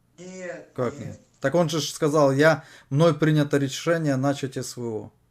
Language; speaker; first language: Russian; native; Russian